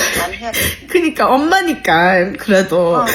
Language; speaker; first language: Korean; early bilingual, heritage; Korean